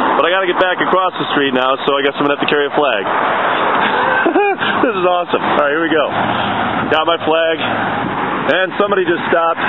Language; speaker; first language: English; native; English